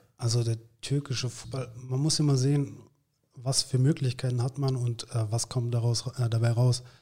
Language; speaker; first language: German; early bilingual, other home language; Turkish